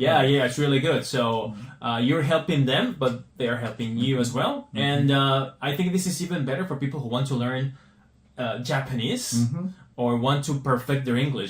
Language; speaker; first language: English; non-native, fluent; Spanish